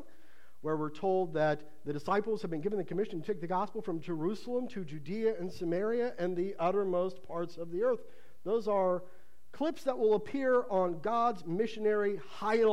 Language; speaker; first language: English; native; English